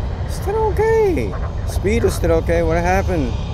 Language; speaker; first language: English; non-native, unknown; Japanese